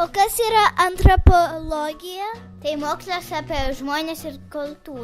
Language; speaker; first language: Lithuanian; early bilingual, heritage; Lithuanian